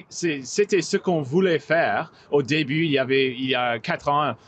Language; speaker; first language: French; non-native, local second language; English